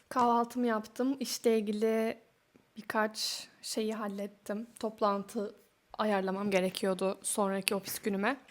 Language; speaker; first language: Turkish; native; Turkish